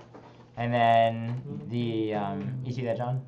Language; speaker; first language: English; native; English